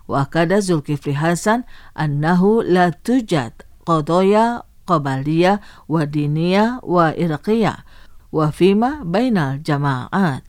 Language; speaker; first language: Arabic; non-native, fluent; Indonesian